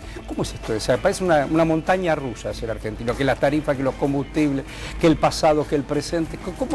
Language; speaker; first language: Spanish; native; Spanish